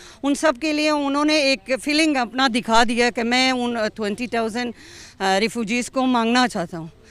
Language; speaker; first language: Hindi; non-native, fluent; Persian